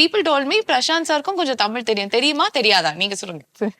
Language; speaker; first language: Tamil; native; Tamil